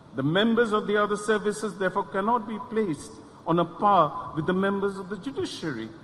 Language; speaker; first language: English; non-native, local second language; Bangla